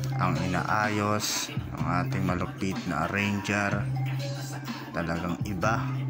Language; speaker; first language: Filipino; non-native, local second language; Bikol